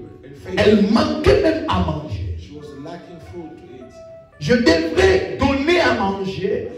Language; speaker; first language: French; non-native, local second language; Lingala